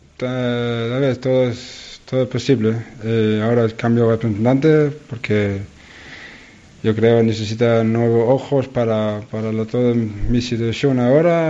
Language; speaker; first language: Spanish; non-native, learner; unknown